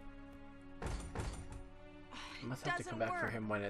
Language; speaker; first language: English; native; English